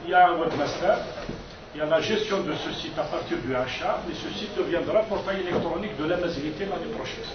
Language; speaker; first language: French; non-native, local second language; Kabyle